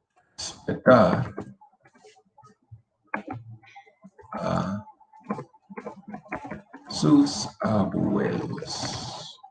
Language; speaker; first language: Spanish; non-native, fluent; English